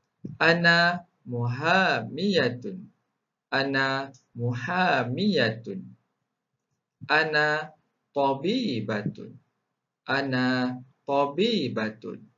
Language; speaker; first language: Arabic; non-native, fluent; Malay